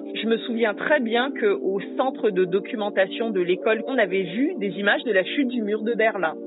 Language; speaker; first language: French; native; French